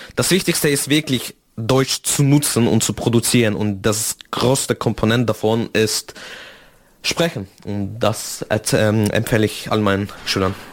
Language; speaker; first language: German; non-native, fluent; Russian